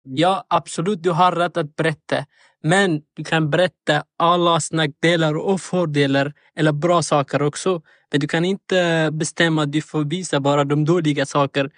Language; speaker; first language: Swedish; non-native, learner; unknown